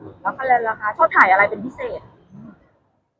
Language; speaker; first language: Thai; native; Thai